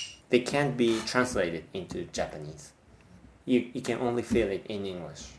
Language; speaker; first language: English; non-native, fluent; Japanese